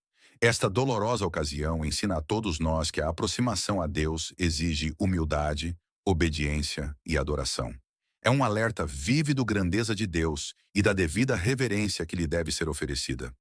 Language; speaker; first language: Portuguese; native; Portuguese